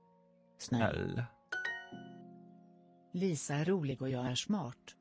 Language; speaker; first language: Swedish; non-native, learner; English